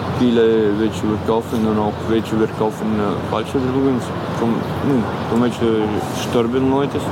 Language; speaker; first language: German; non-native, learner; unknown